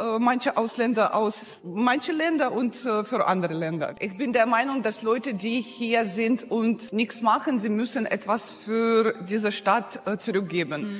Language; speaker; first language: German; non-native, fluent; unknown